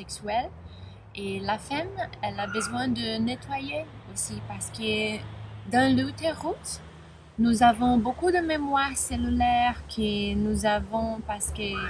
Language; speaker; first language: French; non-native, learner; Spanish